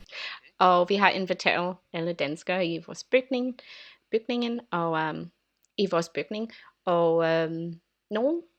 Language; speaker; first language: Danish; non-native, learner; English